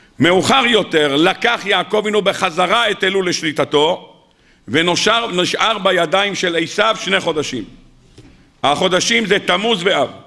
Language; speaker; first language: Hebrew; native; Hebrew